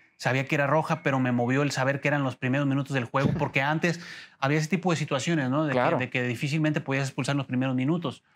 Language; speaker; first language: Spanish; native; Spanish